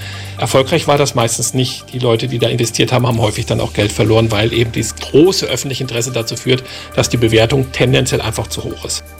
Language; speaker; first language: German; native; German